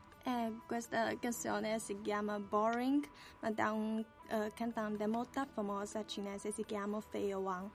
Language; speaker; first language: Italian; non-native, learner; Chinese